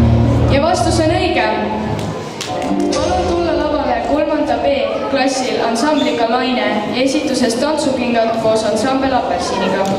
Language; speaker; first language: Estonian; native; Estonian